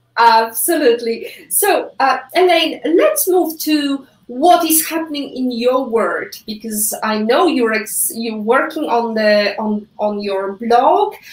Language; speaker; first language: English; non-native, fluent; Polish